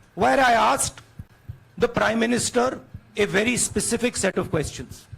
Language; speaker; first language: English; non-native, local second language; Hindi